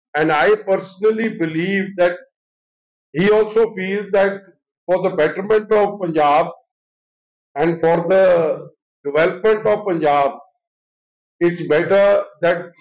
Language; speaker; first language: English; non-native, local second language; Punjabi